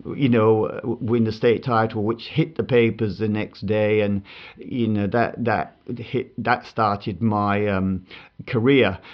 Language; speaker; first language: English; native; English